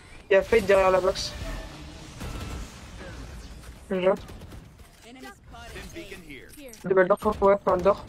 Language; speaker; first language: French; native; French